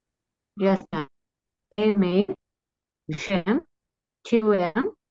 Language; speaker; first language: French; non-native, learner; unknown